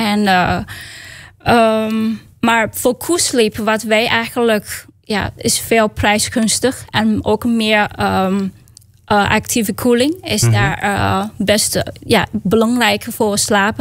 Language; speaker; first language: Dutch; non-native, learner; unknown